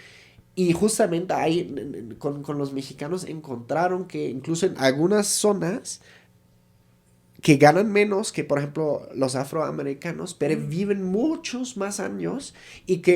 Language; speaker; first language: Spanish; native; Spanish